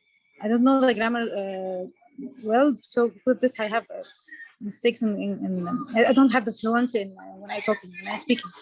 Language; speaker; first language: English; non-native, learner; Arabic